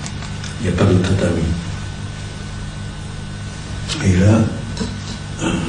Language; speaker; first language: French; non-native, learner; Japanese